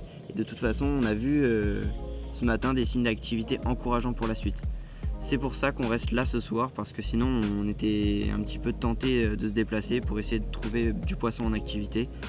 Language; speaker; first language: French; native; French